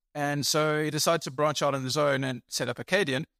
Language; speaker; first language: English; native; English